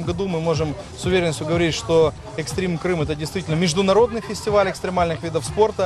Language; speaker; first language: Russian; native; Russian